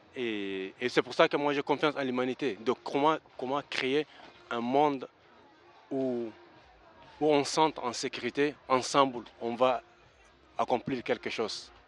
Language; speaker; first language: French; early bilingual, other home language; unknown